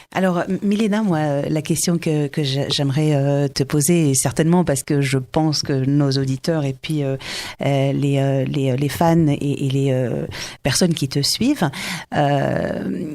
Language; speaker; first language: French; native; French